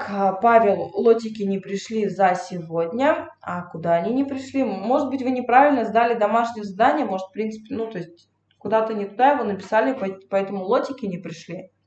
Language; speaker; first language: Russian; native; Russian